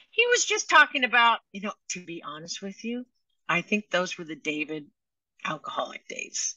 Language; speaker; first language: English; native; English